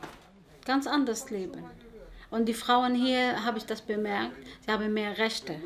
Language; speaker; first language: German; non-native, learner; Arabic